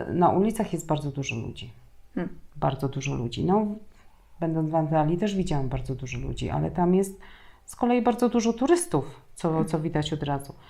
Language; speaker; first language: Polish; native; Polish